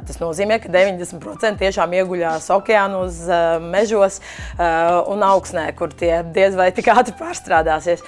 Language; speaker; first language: Latvian; native; Latvian